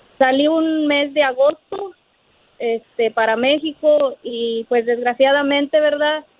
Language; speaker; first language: Spanish; native; Spanish